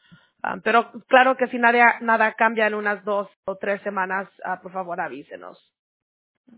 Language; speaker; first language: Spanish; early bilingual, heritage; Spanish